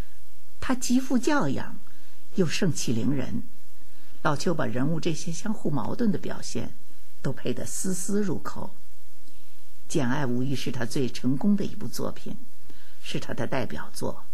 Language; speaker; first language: Chinese; native; Chinese